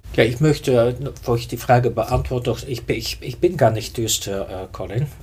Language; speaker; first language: German; non-native, fluent; Dutch